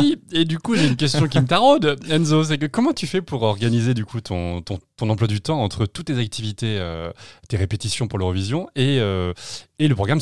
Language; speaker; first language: French; native; French